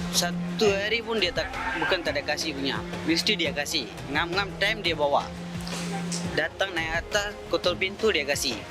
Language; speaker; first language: Malay; non-native, learner; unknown